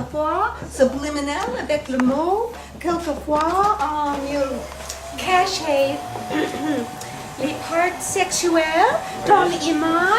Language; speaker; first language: French; non-native, learner; English